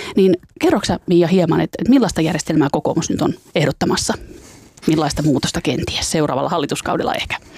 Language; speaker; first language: Finnish; native; Finnish